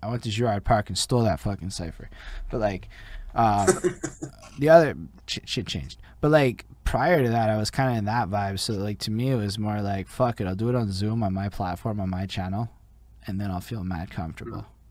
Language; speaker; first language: English; native; English